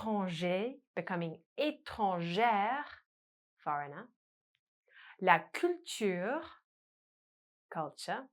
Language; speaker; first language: French; non-native, fluent; English